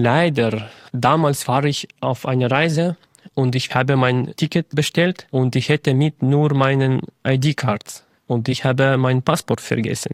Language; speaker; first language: German; non-native, learner; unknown